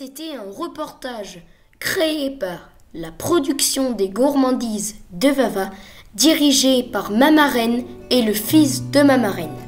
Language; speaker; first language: French; native; French